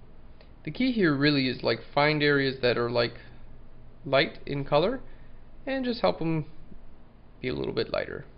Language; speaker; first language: English; native; English